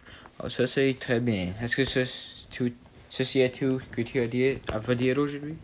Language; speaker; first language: French; non-native, learner; English